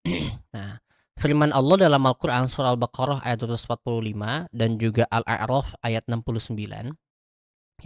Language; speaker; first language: Indonesian; native; Indonesian